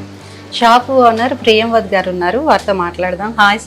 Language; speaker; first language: Telugu; native; Telugu